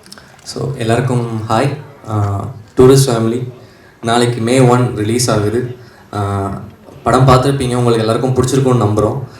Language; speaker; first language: Tamil; native; Tamil